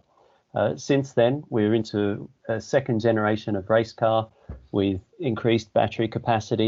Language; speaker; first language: English; native; English